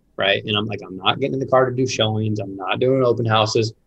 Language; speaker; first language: English; native; English